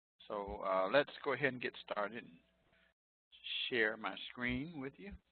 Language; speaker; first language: English; native; English